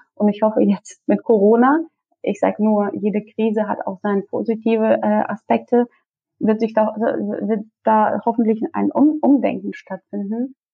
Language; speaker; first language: German; early bilingual, other home language; Russian